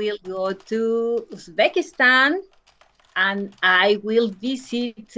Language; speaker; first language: English; non-native, learner; Spanish